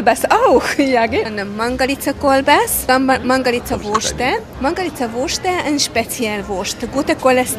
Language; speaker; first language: German; non-native, learner; Hungarian